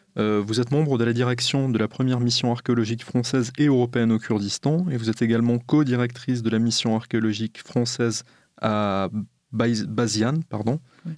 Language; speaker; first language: French; native; French